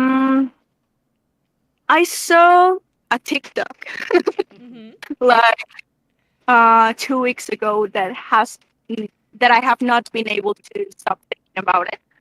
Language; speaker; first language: English; non-native, fluent; Spanish